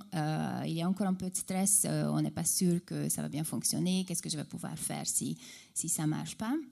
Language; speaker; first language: French; non-native, fluent; Hungarian